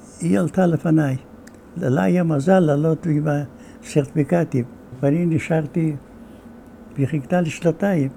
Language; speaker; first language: Hebrew; non-native, fluent; Yiddish